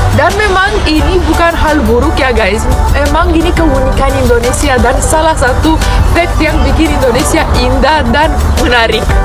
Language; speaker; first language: Indonesian; non-native, fluent; Russian